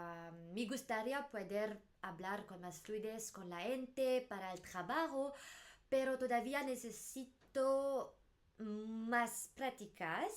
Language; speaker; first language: Spanish; non-native, learner; English